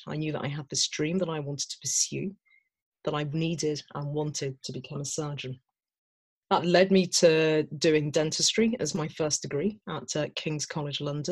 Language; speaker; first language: English; native; English